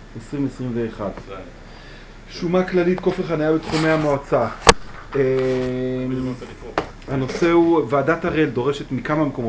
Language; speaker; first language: Hebrew; native; Hebrew